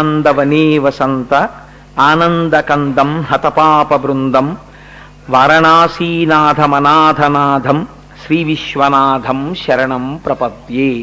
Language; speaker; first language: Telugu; native; Telugu